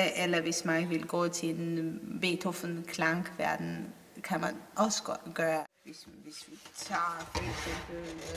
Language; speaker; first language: Danish; non-native, fluent; Armenian